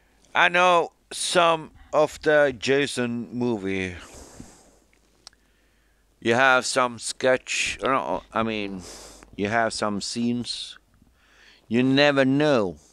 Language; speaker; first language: English; non-native, fluent; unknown